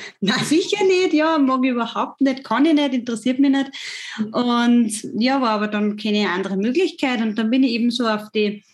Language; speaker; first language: German; native; German